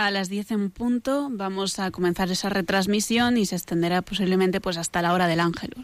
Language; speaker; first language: Spanish; native; Spanish